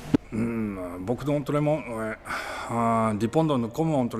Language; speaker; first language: French; non-native, learner; Japanese